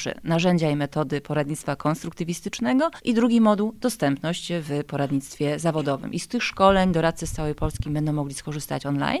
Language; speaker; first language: Polish; native; Polish